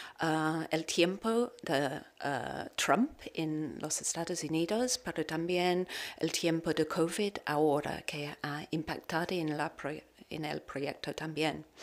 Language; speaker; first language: Spanish; non-native, learner; English